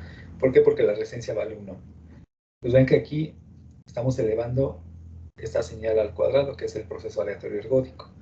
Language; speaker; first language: Spanish; native; Spanish